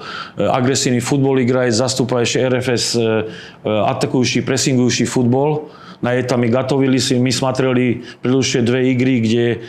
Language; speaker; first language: Russian; non-native, learner; Slovak